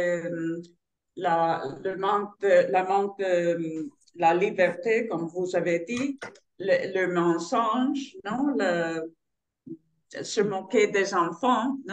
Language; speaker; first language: French; non-native, learner; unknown